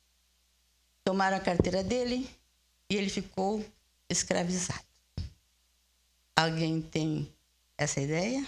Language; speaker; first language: Portuguese; early bilingual, other home language; Spanish